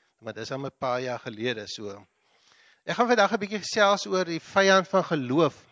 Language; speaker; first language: Afrikaans; native; Afrikaans